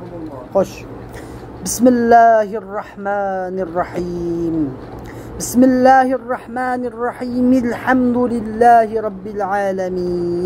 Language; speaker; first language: Arabic; non-native, fluent; Uyghur